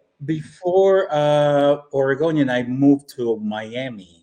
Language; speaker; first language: English; native; English